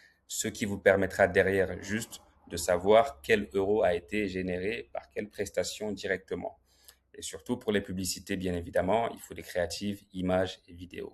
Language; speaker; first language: French; native; French